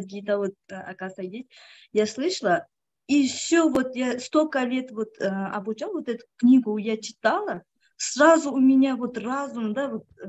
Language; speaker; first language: Russian; non-native, local second language; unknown